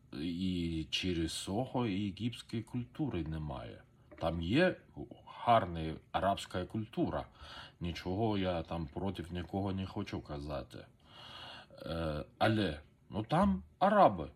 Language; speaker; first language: Ukrainian; non-native, learner; Persian